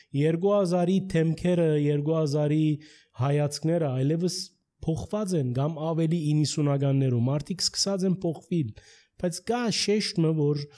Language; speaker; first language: Armenian; early bilingual, heritage; Armenian